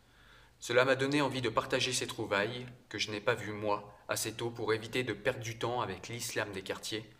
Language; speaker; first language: French; native; French